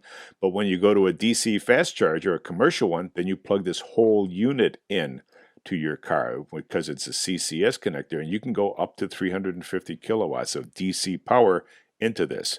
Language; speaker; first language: English; native; English